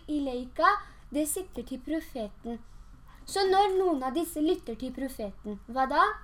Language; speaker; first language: Norwegian; early bilingual, other home language; Urdu